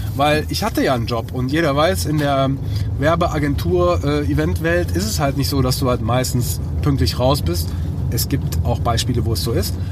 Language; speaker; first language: German; early bilingual, other home language; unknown